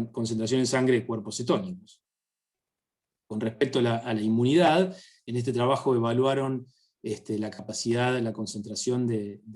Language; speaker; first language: Spanish; native; Spanish